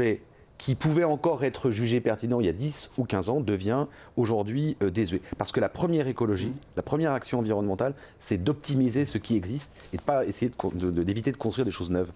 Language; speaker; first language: French; native; French